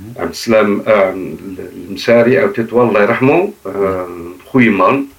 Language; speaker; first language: Dutch; non-native, fluent; Arabic